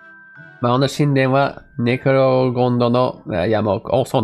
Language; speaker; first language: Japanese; non-native, fluent; English